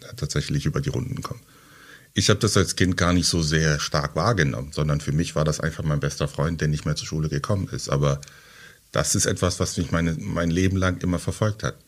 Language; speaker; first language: German; early bilingual, other home language; French